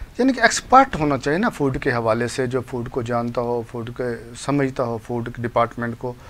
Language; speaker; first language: Urdu; non-native, local second language; Punjabi